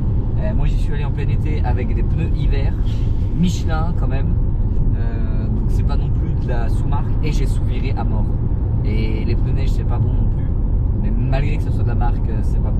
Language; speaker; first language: French; native; French